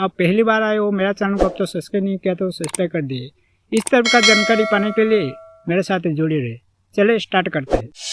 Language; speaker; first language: Hindi; non-native, local second language; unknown